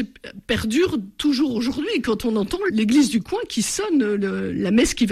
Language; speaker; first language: French; native; French